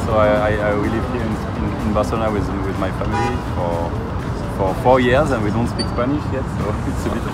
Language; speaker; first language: English; non-native, fluent; French